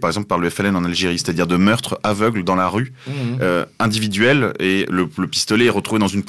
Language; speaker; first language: French; native; French